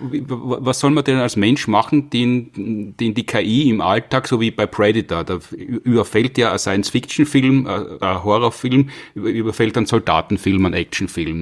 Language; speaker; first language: German; native; German